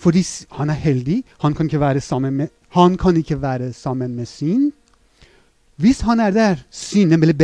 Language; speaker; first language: Norwegian; non-native, fluent; Persian